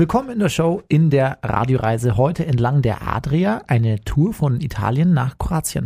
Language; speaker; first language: German; native; German